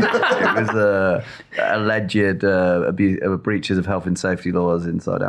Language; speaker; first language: English; native; English